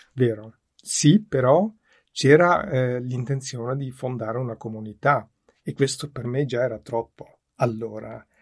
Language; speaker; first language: Italian; non-native, fluent; Dutch